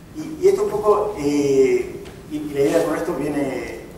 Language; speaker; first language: Spanish; native; Spanish